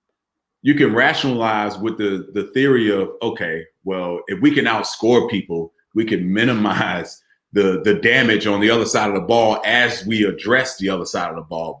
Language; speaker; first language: English; native; English